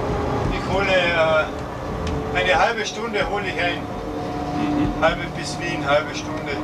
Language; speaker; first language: German; native; German